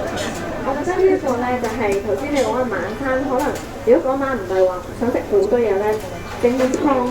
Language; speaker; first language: Cantonese; native; Cantonese